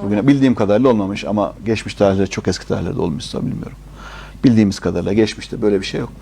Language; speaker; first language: Turkish; native; Turkish